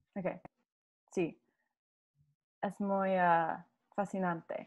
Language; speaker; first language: Spanish; non-native, learner; English